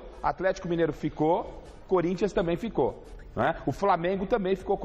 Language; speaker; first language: Portuguese; native; Portuguese